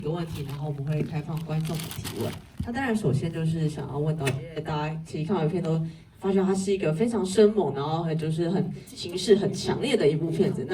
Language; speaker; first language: Chinese; native; Chinese